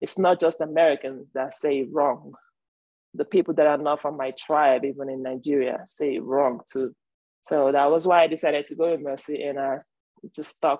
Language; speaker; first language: English; non-native, local second language; Igbo